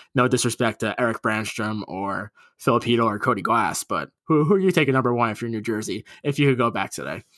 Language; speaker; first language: English; native; English